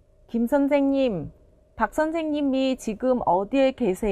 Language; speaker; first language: Korean; non-native, fluent; Vietnamese